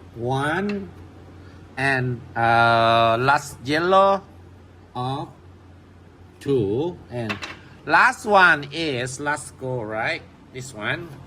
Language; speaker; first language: English; non-native, learner; Thai